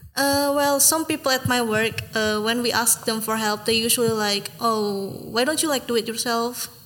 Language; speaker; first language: English; non-native, fluent; Indonesian